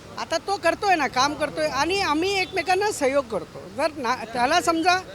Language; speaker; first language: Marathi; non-native, local second language; Hindi